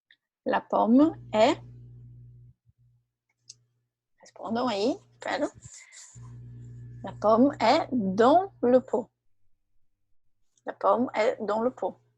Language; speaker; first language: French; non-native, fluent; Portuguese